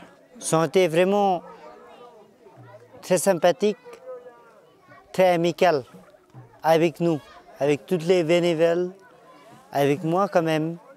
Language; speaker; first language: French; non-native, fluent; Nepali